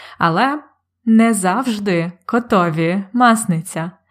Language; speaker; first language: Ukrainian; native; Ukrainian